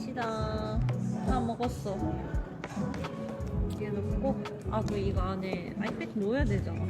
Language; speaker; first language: Korean; non-native, fluent; Japanese